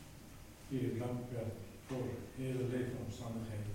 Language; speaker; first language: Dutch; non-native, learner; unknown